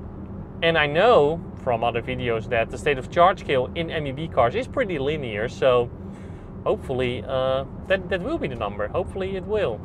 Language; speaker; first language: English; non-native, fluent; Dutch